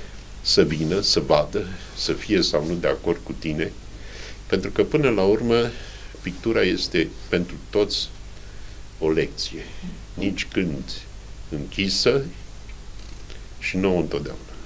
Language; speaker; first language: Romanian; native; Romanian